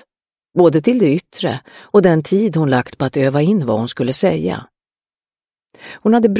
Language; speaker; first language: Swedish; native; Swedish